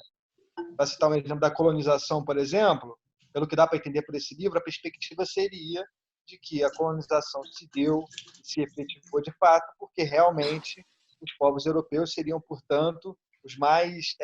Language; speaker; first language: Portuguese; native; Portuguese